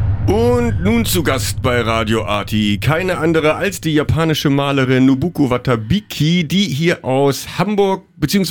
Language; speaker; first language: German; native; German